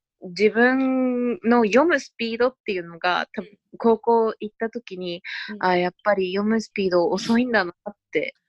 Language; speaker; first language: Japanese; early bilingual, other home language; Spanish